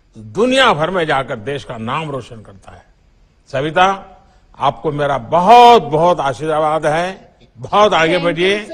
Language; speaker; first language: Hindi; non-native, local second language; Gujarati